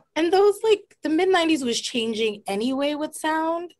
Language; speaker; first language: English; native; English